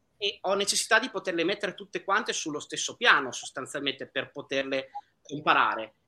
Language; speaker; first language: Italian; native; Italian